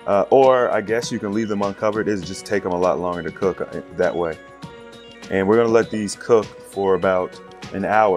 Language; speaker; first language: English; native; English